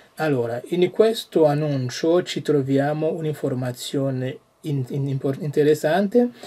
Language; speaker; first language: Italian; non-native, fluent; French